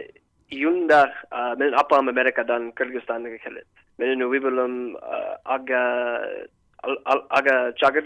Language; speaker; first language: Kyrgyz; non-native, learner; English